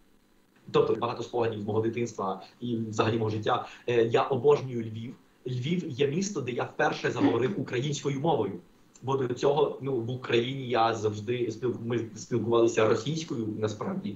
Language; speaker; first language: Ukrainian; non-native, fluent; Spanish